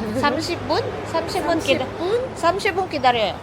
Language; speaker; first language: Korean; non-native, learner; Filipino